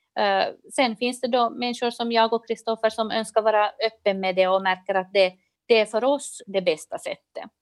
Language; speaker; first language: Swedish; native; Swedish